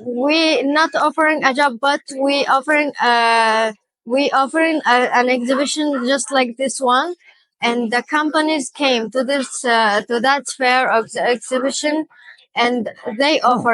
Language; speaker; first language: English; non-native, learner; Turkish